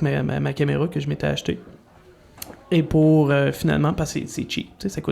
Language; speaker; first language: French; native; French